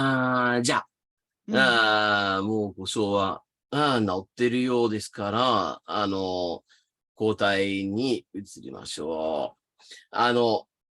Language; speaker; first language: Japanese; non-native, fluent; English